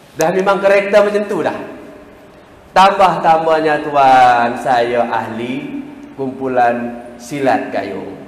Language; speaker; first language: Malay; native; Malay